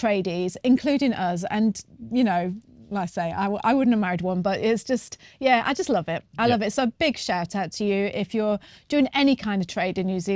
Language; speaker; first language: English; native; English